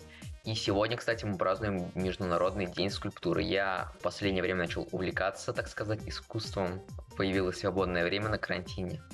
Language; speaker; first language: Russian; native; Russian